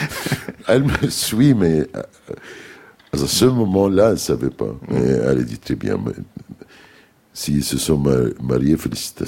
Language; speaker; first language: French; non-native, fluent; Arabic